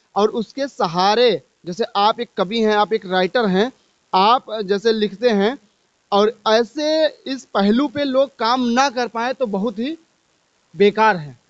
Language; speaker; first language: Hindi; native; Hindi